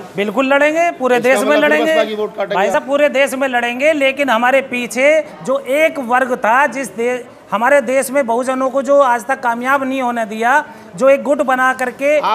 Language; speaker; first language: Hindi; native; Hindi